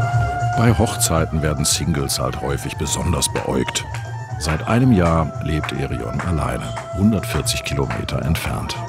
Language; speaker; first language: German; native; German